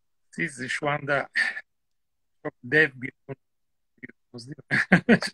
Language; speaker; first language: Turkish; non-native, fluent; Italian